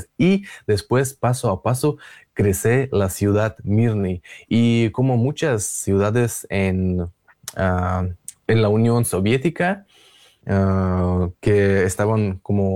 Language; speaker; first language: Spanish; non-native, learner; Russian